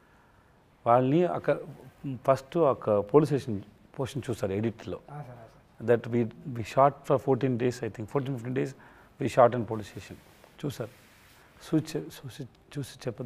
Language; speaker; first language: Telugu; non-native, learner; Tamil